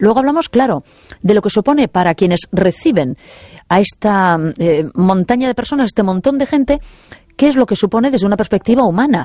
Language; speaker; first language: Spanish; native; Spanish